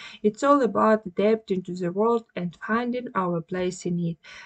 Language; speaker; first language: English; non-native, fluent; Ukrainian